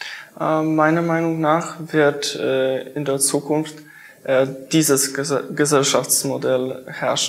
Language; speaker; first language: German; non-native, fluent; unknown